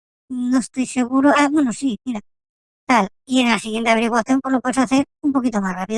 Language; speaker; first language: Spanish; native; Spanish